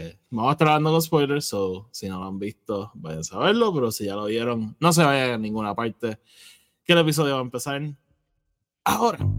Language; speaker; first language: Spanish; native; Spanish